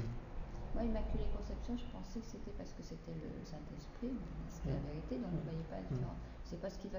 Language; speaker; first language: French; native; French